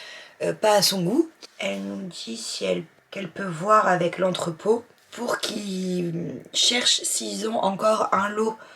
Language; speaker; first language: French; native; French